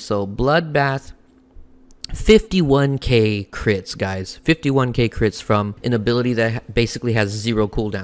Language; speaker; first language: English; native; English